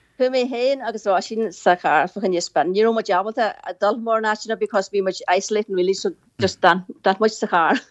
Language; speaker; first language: Irish; native; Irish